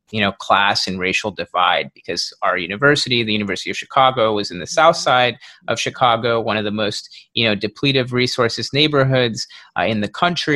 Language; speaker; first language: English; native; English